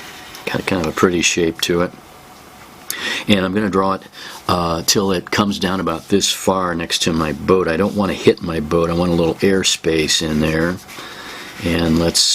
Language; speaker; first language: English; native; English